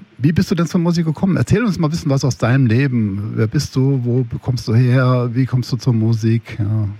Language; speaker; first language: German; native; German